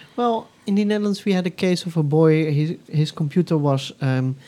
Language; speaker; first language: English; non-native, fluent; Dutch